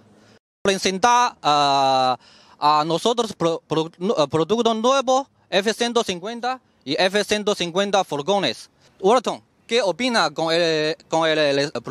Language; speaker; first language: Spanish; non-native, learner; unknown